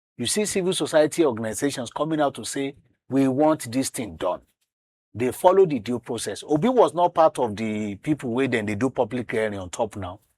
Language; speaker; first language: Nigerian Pidgin; native; Nigerian Pidgin